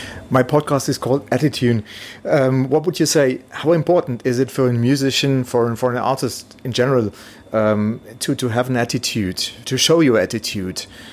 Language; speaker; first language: English; non-native, fluent; German